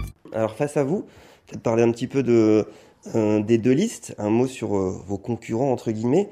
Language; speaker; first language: French; native; French